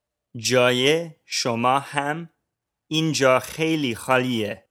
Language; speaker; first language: Persian; non-native, learner; English